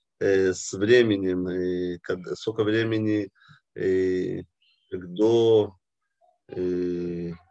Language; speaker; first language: Russian; early bilingual, heritage; Russian